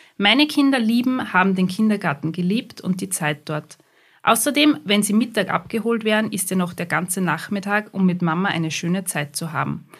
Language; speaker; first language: German; native; German